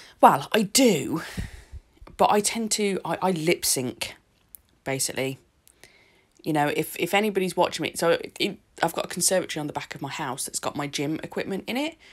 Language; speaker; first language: English; native; English